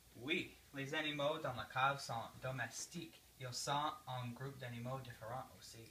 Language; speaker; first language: French; non-native, learner; English